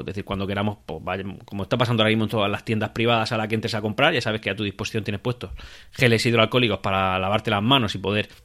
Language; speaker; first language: Spanish; native; Spanish